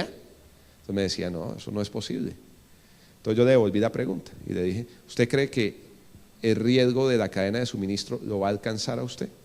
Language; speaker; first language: Spanish; native; Spanish